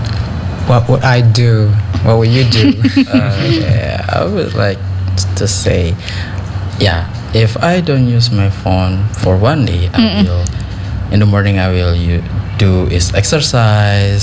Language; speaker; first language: English; non-native, learner; Indonesian